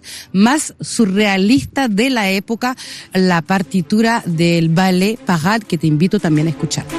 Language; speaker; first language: Spanish; native; Spanish